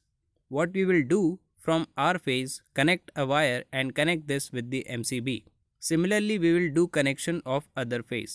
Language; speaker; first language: English; non-native, local second language; Hindi